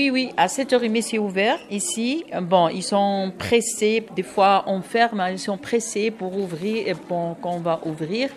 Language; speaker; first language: French; non-native, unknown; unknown